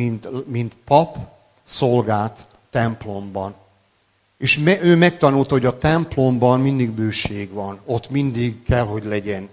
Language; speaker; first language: Hungarian; non-native, local second language; Serbian